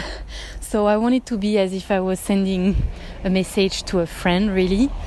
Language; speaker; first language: English; non-native, fluent; French